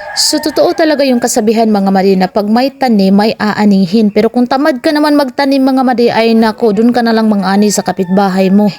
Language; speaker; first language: Filipino; non-native, local second language; Cebuano